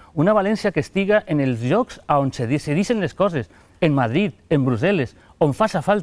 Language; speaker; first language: Catalan; non-native, local second language; Spanish